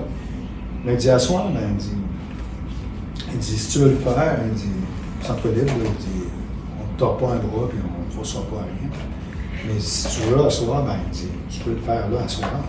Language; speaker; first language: French; native; French